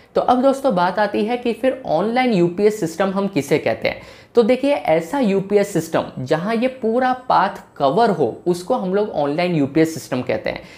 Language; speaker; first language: Hindi; native; Hindi